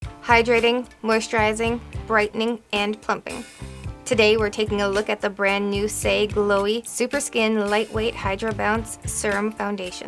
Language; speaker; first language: English; native; English